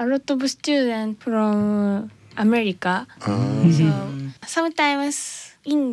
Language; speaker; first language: English; non-native, learner; Japanese